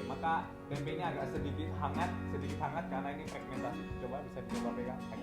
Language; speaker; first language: Indonesian; native; Indonesian